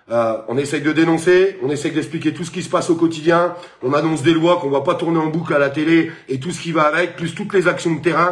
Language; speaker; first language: French; native; French